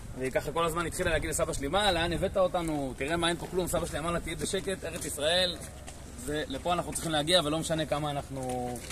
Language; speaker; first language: Hebrew; native; Hebrew